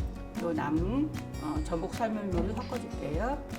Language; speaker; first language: Korean; native; Korean